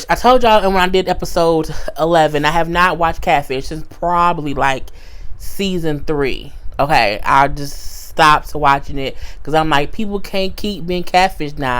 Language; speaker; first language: English; native; English